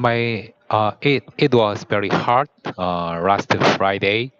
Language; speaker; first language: English; non-native, learner; Korean